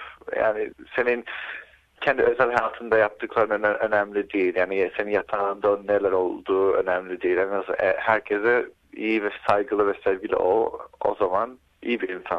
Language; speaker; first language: Turkish; early bilingual, heritage; Turkish